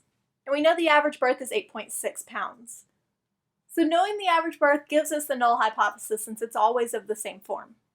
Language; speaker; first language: English; native; English